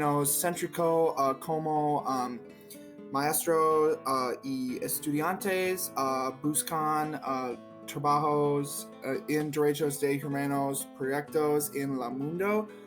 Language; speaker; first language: Spanish; non-native, learner; English